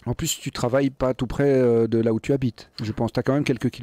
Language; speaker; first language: French; native; French